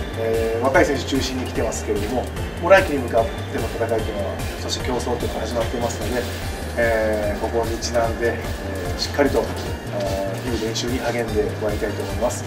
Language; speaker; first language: Japanese; native; Japanese